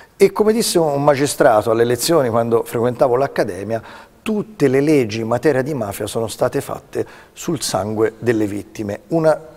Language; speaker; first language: Italian; native; Italian